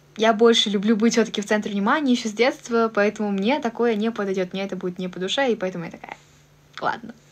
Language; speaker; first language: Russian; native; Russian